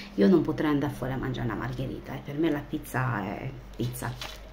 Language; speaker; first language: Italian; non-native, fluent; Romanian